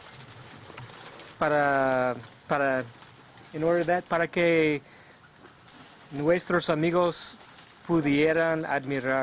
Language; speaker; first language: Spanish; non-native, learner; English